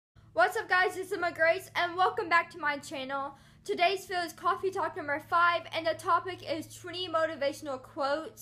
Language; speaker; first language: English; native; English